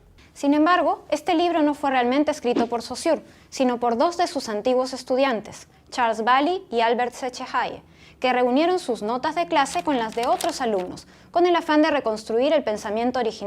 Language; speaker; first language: Spanish; native; Spanish